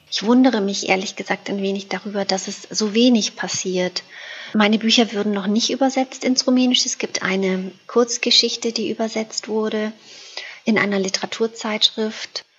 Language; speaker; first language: German; native; German